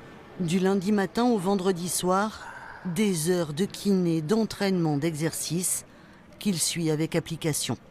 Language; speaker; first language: French; native; French